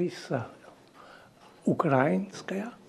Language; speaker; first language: Russian; non-native, learner; French